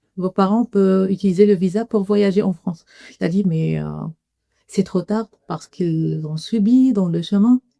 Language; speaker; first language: French; non-native, fluent; Arabic